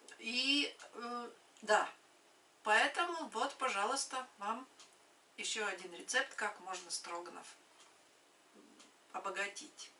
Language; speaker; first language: Russian; non-native, local second language; Latvian